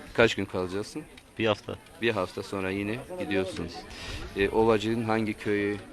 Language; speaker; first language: Turkish; non-native, local second language; Zaza